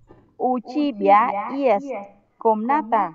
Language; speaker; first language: Russian; non-native, learner; Vietnamese